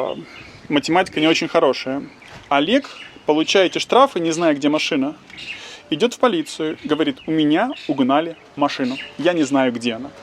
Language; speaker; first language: Russian; native; Russian